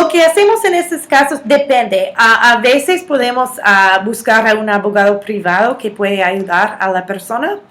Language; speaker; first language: Spanish; non-native, fluent; English